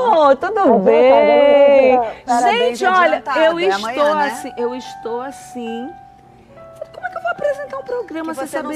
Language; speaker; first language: Portuguese; native; Portuguese